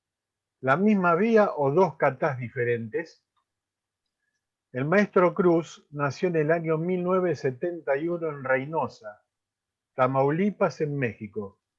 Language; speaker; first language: Spanish; native; Spanish